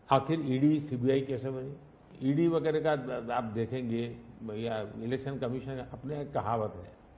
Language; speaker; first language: Hindi; non-native, local second language; Gujarati